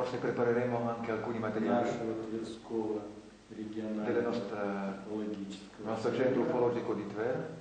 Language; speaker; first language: Italian; non-native, learner; Russian